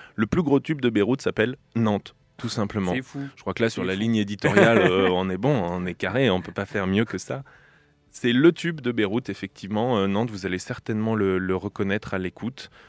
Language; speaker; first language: French; native; French